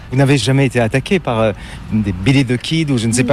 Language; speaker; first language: French; native; French